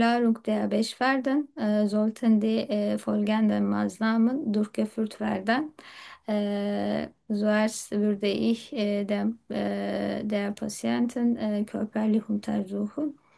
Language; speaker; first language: German; non-native, learner; Turkish